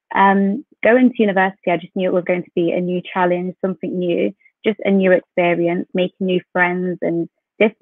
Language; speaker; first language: English; native; English